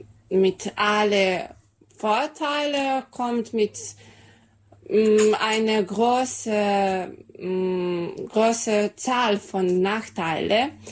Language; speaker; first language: German; non-native, learner; Serbian